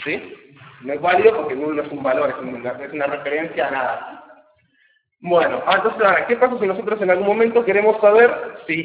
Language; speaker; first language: Spanish; native; Spanish